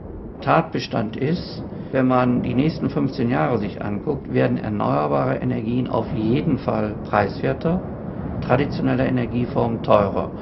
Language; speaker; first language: German; native; German